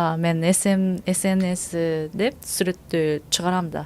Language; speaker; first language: Kyrgyz; non-native, learner; Japanese